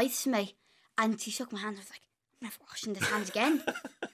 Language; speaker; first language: English; native; English